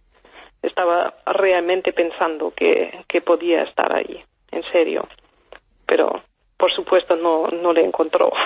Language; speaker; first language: Spanish; non-native, fluent; German